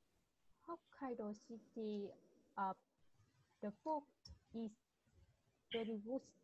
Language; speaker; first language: English; non-native, learner; Vietnamese